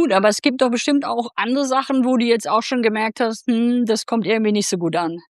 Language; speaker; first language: German; native; German